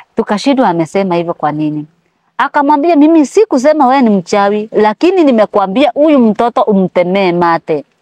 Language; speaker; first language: Swahili; non-native, local second language; Kikuyu